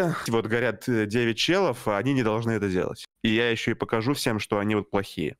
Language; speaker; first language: Russian; native; Russian